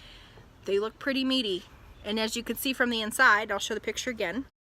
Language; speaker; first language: English; native; English